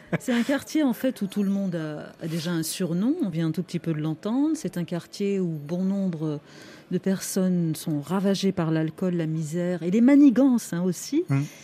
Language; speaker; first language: French; native; French